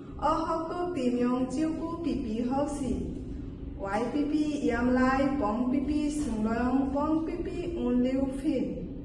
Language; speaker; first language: Cantonese; non-native, learner; Bangla